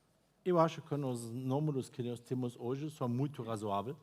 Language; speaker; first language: Portuguese; non-native, fluent; German